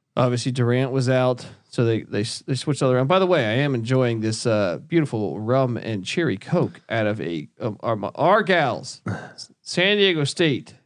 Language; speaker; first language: English; native; English